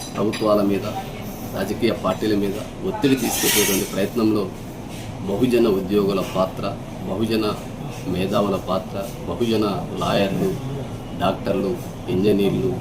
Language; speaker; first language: Telugu; native; Telugu